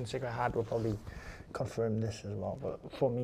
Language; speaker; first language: English; non-native, fluent; Samoan